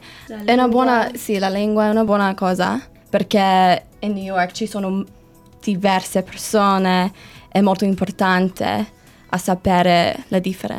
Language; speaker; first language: Italian; non-native, learner; English